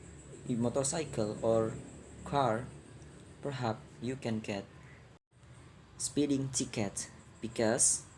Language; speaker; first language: English; non-native, learner; Indonesian